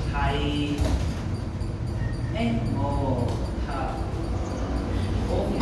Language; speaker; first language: Vietnamese; non-native, learner; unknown